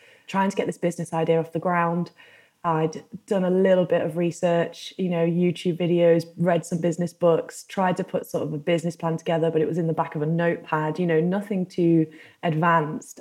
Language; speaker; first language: English; native; English